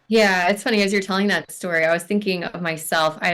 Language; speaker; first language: English; native; English